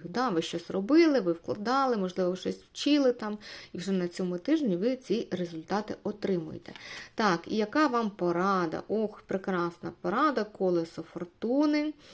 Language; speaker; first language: Ukrainian; non-native, local second language; Russian